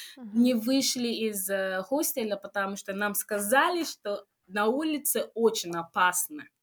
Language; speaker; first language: Russian; non-native, fluent; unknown